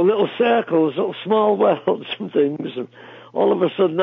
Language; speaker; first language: English; native; English